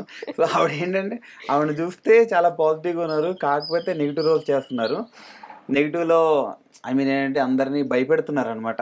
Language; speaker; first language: Telugu; native; Telugu